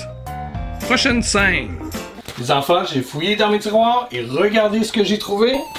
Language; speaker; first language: French; native; French